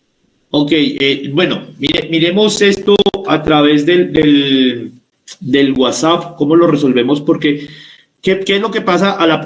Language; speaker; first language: Spanish; native; Spanish